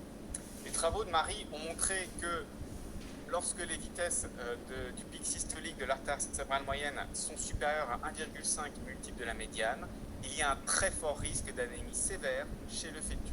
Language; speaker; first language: French; native; French